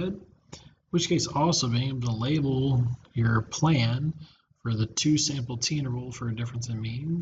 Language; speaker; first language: English; native; English